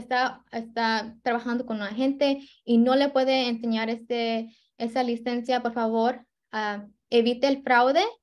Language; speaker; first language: Spanish; early bilingual, heritage; Spanish